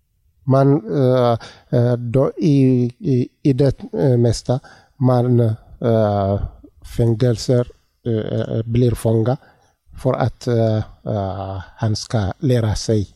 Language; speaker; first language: Swedish; non-native, learner; Tigrinya